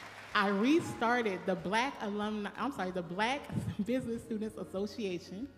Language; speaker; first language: English; native; English